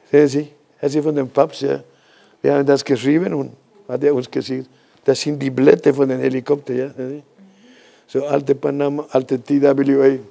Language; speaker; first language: German; non-native, fluent; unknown